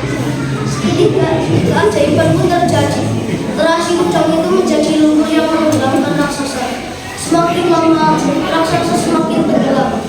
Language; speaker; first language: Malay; non-native, local second language; Javanese